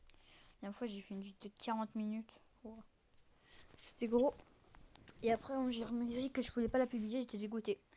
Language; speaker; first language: French; native; French